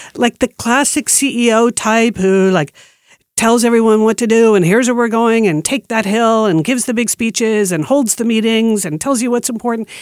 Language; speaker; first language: English; native; English